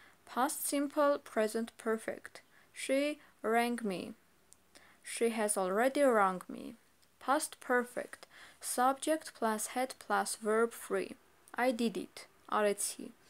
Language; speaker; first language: English; non-native, fluent; Armenian